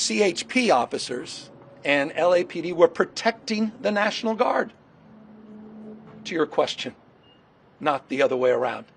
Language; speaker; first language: English; native; English